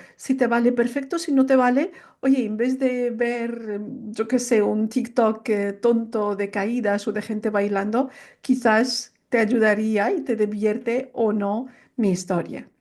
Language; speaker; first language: Spanish; non-native, fluent; Arabic